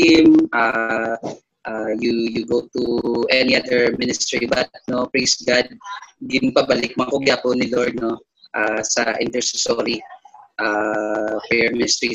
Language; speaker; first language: English; non-native, local second language; Hiligaynon